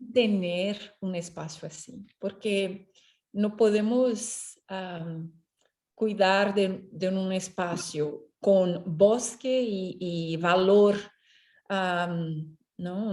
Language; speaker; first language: Spanish; non-native, fluent; Portuguese